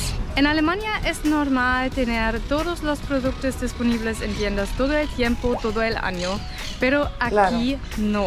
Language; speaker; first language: Spanish; non-native, fluent; German